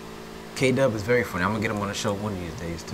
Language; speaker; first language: English; native; English